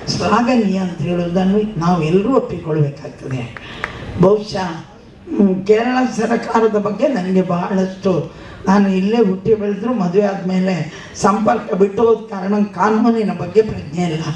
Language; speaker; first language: Kannada; non-native, local second language; Tulu